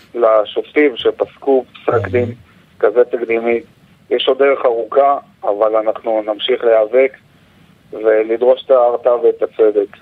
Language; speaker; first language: Hebrew; native; Hebrew